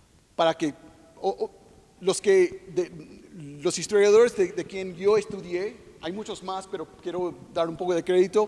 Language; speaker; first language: Spanish; non-native, fluent; English